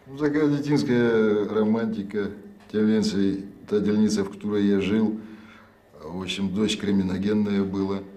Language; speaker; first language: Polish; non-native, learner; Russian